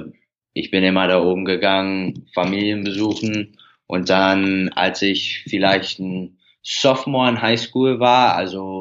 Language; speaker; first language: German; early bilingual, heritage; English